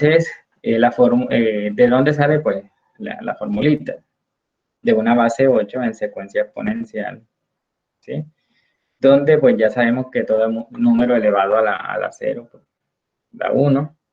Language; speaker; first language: Spanish; native; Spanish